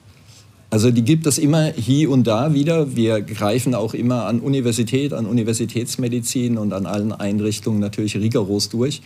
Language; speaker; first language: German; native; German